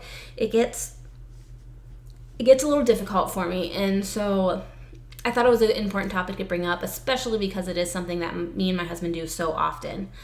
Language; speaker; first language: English; native; English